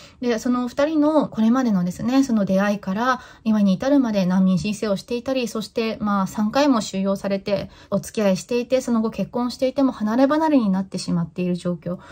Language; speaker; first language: Japanese; native; Japanese